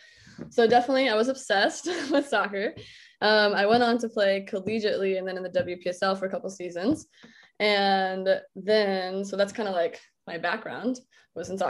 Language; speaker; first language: English; native; English